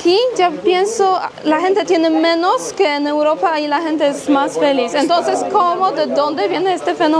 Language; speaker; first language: Spanish; non-native, fluent; Polish